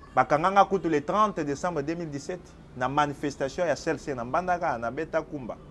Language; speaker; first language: French; non-native, local second language; Lingala